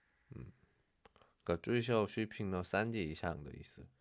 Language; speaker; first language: Chinese; non-native, learner; Korean